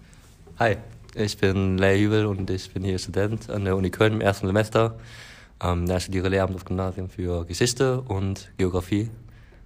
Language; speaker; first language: German; native; German